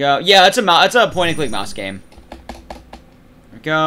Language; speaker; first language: English; native; English